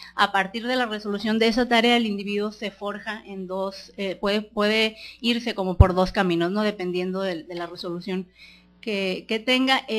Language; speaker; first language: Spanish; native; Spanish